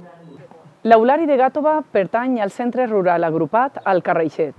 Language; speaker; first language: Catalan; native; Catalan